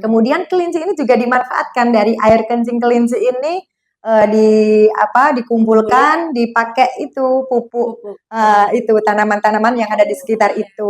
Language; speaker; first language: Indonesian; non-native, local second language; Javanese